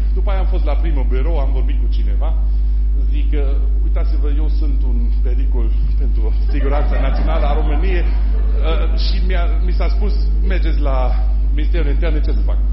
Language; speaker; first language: Romanian; non-native, fluent; German